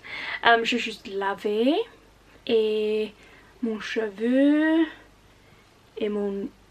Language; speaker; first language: French; non-native, learner; Russian